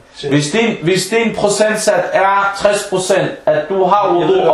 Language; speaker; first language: Danish; early bilingual, other home language; Arabic